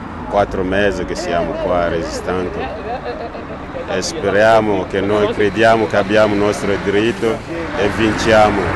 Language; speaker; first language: Italian; non-native, learner; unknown